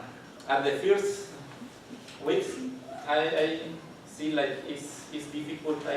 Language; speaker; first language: English; non-native, learner; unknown